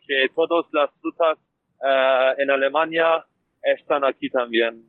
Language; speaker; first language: Spanish; non-native, learner; German